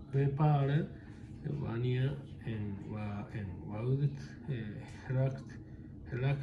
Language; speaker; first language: Dutch; non-native, learner; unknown